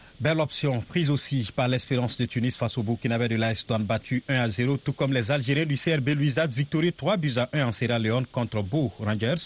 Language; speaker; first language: French; non-native, local second language; Mossi